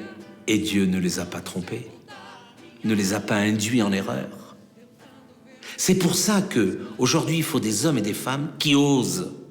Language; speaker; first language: French; native; French